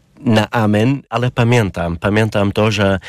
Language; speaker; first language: Polish; non-native, learner; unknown